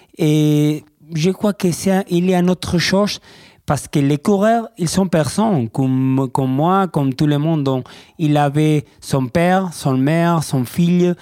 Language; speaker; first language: French; non-native, learner; Spanish